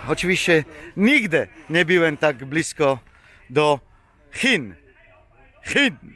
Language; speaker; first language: Polish; non-native, learner; Italian